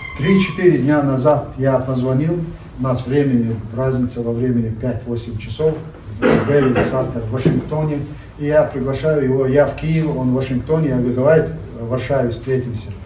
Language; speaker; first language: Russian; non-native, local second language; Chechen